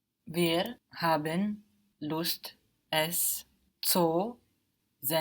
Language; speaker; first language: German; non-native, learner; English